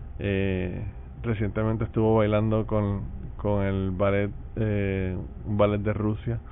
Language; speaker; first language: Spanish; native; Spanish